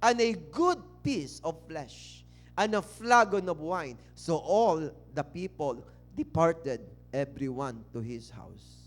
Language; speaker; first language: English; non-native, local second language; Filipino